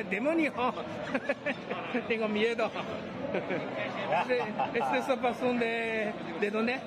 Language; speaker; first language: Spanish; non-native, learner; Chinese